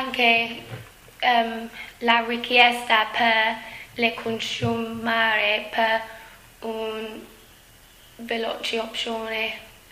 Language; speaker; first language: Italian; non-native, learner; English